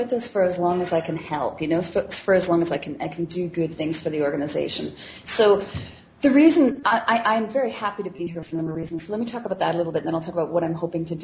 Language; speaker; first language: English; native; English